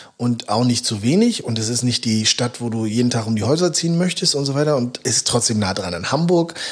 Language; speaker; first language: German; native; German